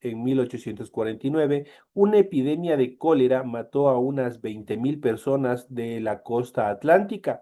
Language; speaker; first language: Spanish; native; Spanish